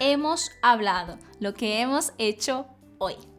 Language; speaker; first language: Spanish; non-native, fluent; Portuguese